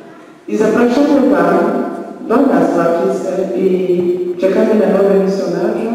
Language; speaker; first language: Polish; non-native, learner; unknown